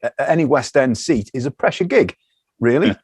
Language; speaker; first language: English; native; English